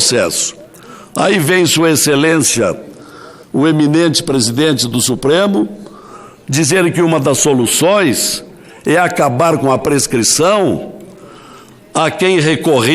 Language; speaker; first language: Portuguese; native; Portuguese